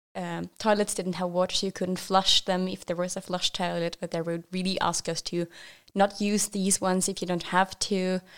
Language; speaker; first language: English; non-native, fluent; Norwegian